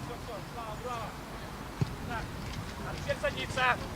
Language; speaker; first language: Russian; native; Russian